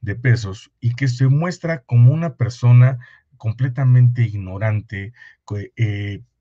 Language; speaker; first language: Spanish; native; Spanish